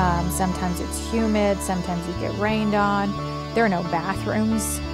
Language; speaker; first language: English; early bilingual, other home language; Spanish